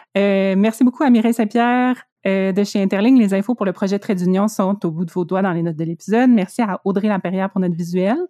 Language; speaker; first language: French; native; French